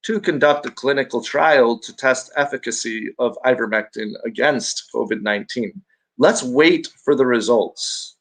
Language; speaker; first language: English; non-native, local second language; Filipino